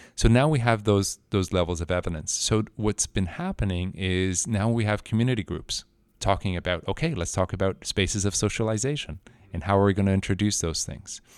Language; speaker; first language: English; non-native, fluent; Spanish